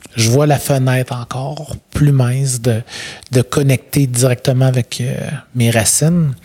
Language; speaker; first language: French; native; French